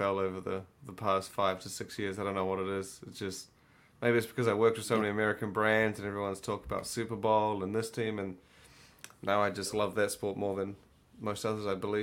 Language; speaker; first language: English; native; English